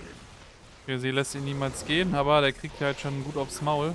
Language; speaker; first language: German; native; German